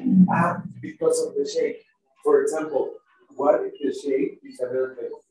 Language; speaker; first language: English; non-native, fluent; Spanish